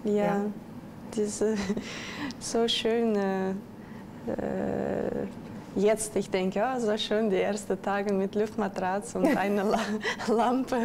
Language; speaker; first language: German; non-native, learner; Russian